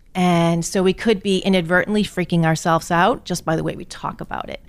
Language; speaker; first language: English; native; English